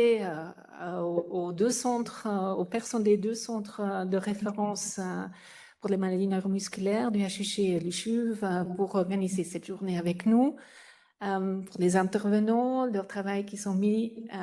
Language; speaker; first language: French; non-native, fluent; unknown